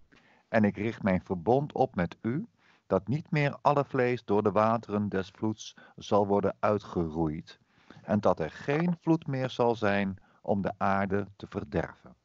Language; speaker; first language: Dutch; native; Dutch